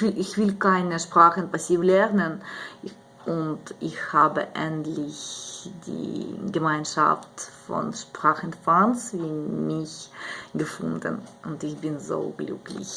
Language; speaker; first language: German; non-native, learner; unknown